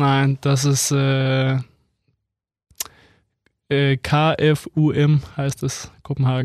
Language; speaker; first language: German; non-native, fluent; Danish